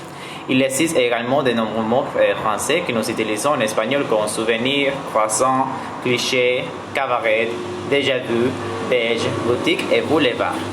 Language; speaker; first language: French; non-native, learner; Spanish